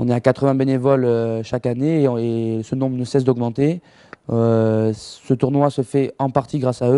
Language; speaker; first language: French; native; French